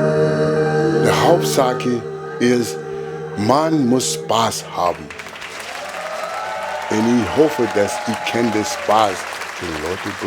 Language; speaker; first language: German; non-native, fluent; English